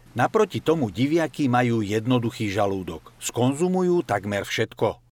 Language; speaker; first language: Slovak; native; Slovak